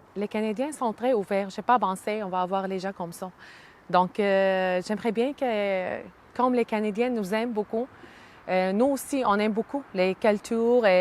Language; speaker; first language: French; non-native, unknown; Arabic